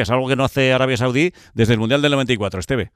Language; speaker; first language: Spanish; native; Spanish